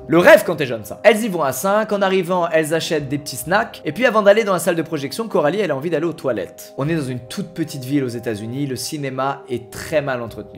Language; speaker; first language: French; native; French